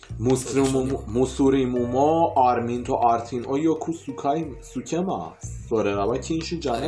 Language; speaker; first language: Japanese; non-native, fluent; Persian